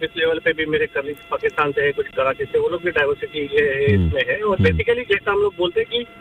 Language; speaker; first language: Hindi; non-native, local second language; Marathi